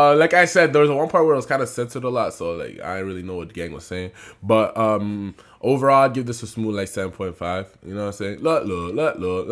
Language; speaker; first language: English; native; English